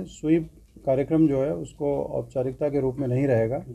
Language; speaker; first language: Hindi; native; Hindi